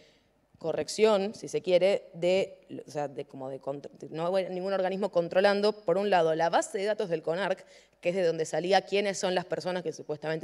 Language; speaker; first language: Spanish; native; Spanish